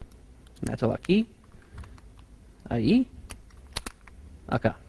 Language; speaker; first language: Spanish; non-native, learner; English